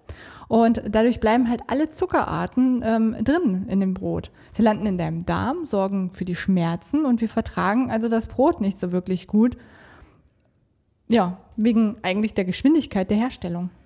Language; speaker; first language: German; native; German